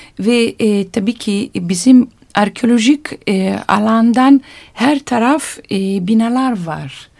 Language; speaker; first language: Turkish; non-native, learner; Italian